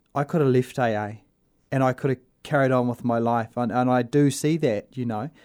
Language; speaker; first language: English; native; English